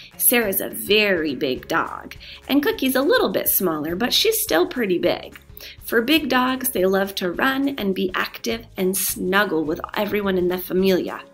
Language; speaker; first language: English; native; English